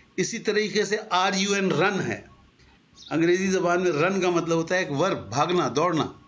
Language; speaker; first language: Urdu; native; Urdu